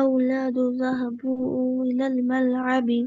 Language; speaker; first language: Arabic; non-native, learner; Bangla